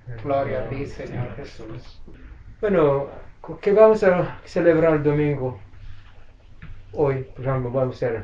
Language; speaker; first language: Spanish; non-native, fluent; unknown